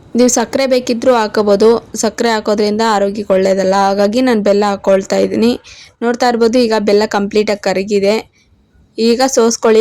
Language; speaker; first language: Kannada; non-native, local second language; Telugu